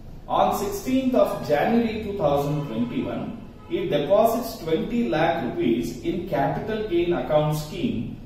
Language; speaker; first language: English; non-native, local second language; Kannada